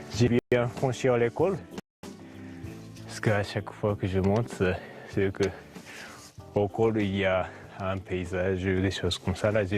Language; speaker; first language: French; non-native, learner; Japanese